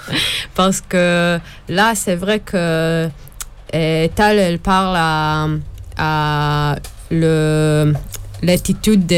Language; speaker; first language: French; non-native, learner; Hebrew